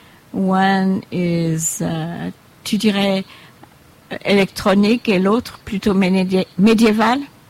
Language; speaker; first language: French; native; French